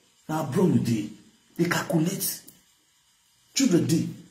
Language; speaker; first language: English; non-native, local second language; Bini